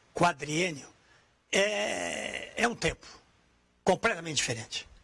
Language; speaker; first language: Portuguese; native; Portuguese